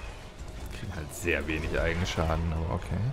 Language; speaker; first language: German; native; German